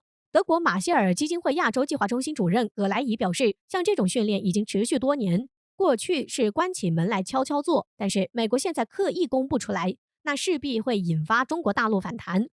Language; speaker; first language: Chinese; native; Chinese